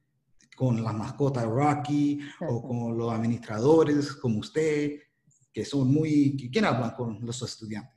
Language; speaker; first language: Spanish; early bilingual, heritage; Spanish